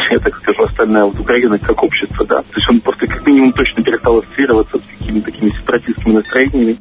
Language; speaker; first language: Russian; native; Russian